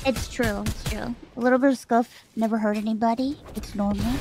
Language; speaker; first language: English; early bilingual, other home language; Spanish